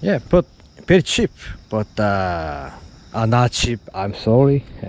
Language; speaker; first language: English; non-native, learner; Korean